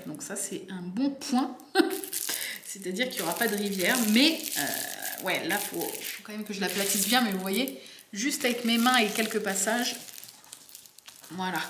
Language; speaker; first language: French; native; French